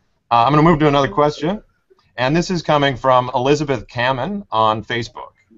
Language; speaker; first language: English; native; English